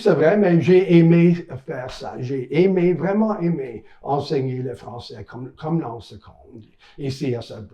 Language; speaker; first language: French; non-native, local second language; English